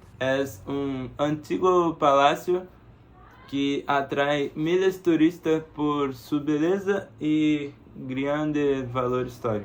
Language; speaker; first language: Spanish; non-native, learner; Portuguese